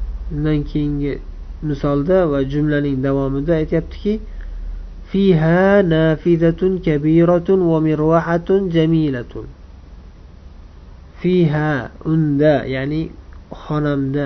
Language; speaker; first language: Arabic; non-native, fluent; Uzbek